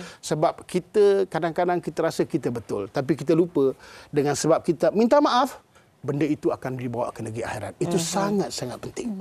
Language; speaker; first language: Malay; native; Malay